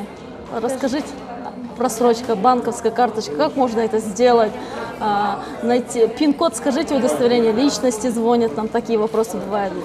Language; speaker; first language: Russian; non-native, local second language; Kazakh